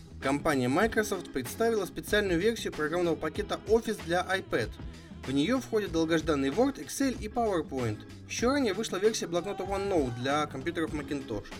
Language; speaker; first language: Russian; native; Russian